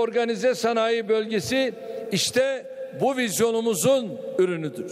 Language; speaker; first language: Turkish; native; Turkish